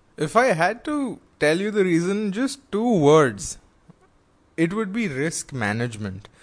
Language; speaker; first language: English; non-native, local second language; Hindi